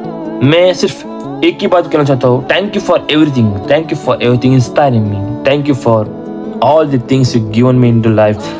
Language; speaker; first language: Hindi; non-native, local second language; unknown